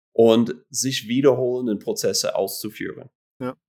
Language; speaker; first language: German; non-native, fluent; English